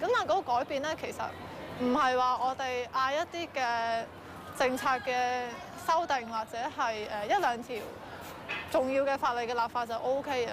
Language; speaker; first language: Chinese; non-native, local second language; Cantonese